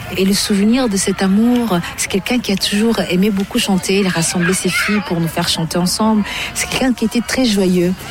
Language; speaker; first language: French; early bilingual, other home language; Portuguese